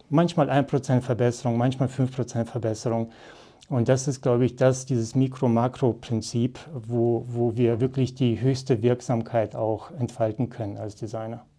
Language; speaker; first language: German; early bilingual, other home language; Russian